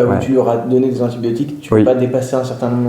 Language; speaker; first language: French; native; French